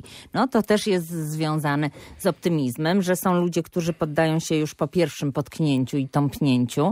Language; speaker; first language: Polish; native; Polish